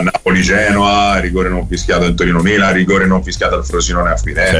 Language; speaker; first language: Italian; native; Italian